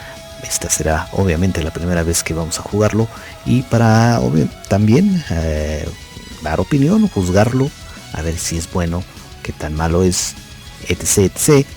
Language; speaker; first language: Spanish; native; Spanish